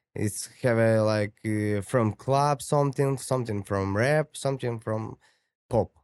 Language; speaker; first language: English; non-native, learner; Ukrainian